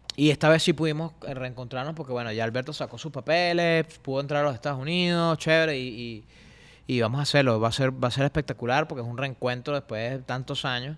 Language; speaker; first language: Spanish; native; Spanish